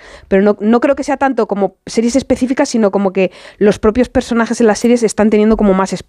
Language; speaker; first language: Spanish; native; Spanish